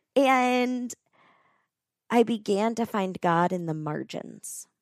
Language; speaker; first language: English; native; English